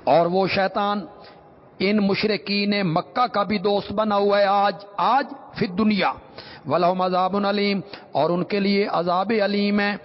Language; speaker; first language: Urdu; non-native, local second language; Punjabi